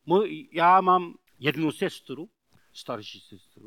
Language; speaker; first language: Czech; non-native, learner; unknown